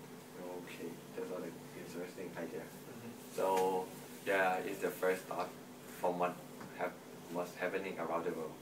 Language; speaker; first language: English; non-native, learner; Thai